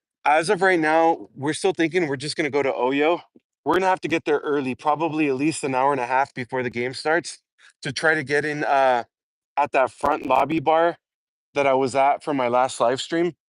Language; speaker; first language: English; native; English